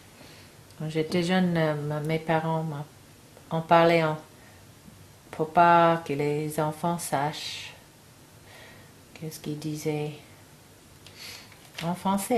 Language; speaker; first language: French; non-native, learner; English